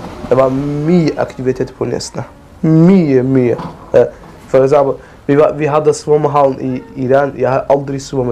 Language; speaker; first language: Norwegian; non-native, learner; Kurdish